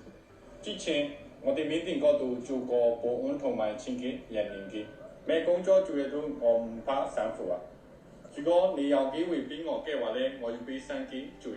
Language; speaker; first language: Chinese; non-native, learner; Burmese